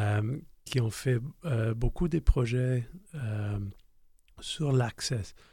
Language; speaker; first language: French; non-native, fluent; English